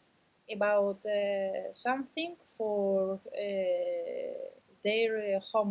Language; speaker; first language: English; non-native, learner; Spanish